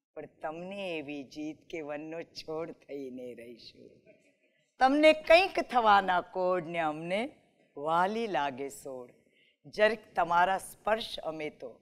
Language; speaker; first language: Gujarati; non-native, local second language; Marathi